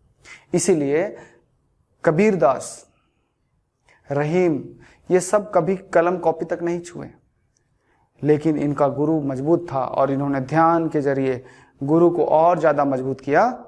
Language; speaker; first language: Hindi; native; Hindi